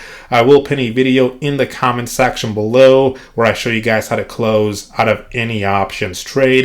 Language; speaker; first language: English; native; English